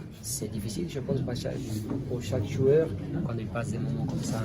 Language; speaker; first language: French; non-native, learner; Spanish